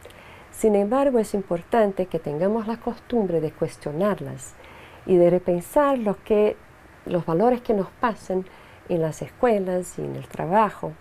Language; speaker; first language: Spanish; non-native, fluent; Portuguese